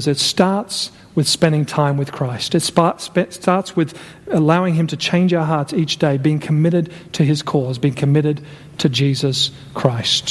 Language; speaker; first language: English; native; English